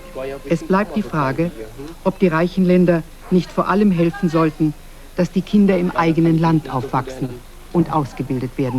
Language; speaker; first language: German; native; German